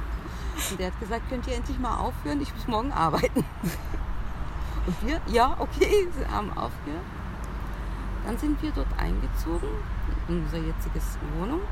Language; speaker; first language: German; early bilingual, other home language; Turkish